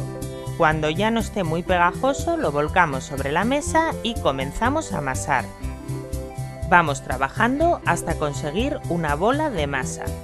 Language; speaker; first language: Spanish; native; Spanish